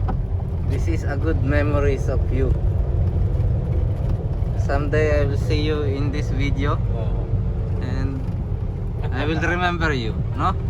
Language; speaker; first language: English; non-native, learner; Filipino